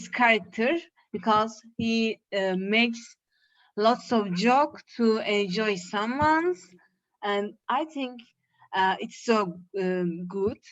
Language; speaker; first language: English; non-native, learner; Turkish